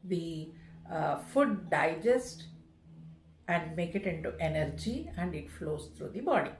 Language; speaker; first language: English; non-native, local second language; Kannada